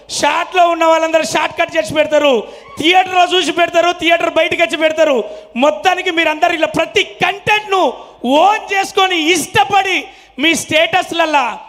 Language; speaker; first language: Telugu; native; Telugu